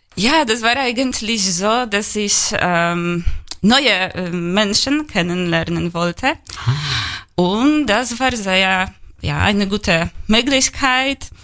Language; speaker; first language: German; non-native, learner; Polish